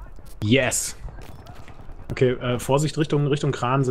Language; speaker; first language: German; native; German